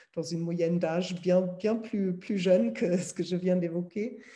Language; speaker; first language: French; non-native, fluent; German